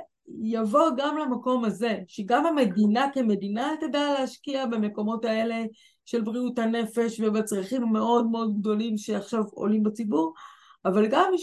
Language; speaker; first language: Hebrew; native; Hebrew